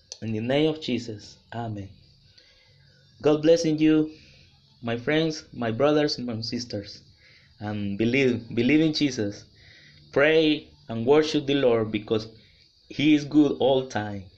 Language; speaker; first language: English; non-native, learner; Spanish